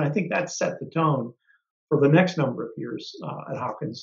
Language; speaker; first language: English; native; English